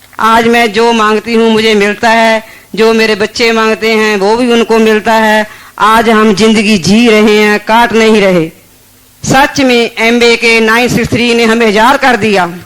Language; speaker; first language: Hindi; non-native, local second language; Punjabi